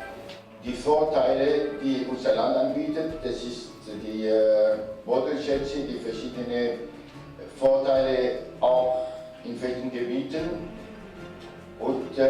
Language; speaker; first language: German; non-native, fluent; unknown